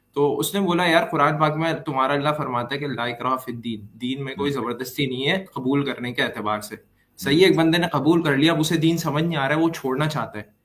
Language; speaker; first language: Urdu; native; Urdu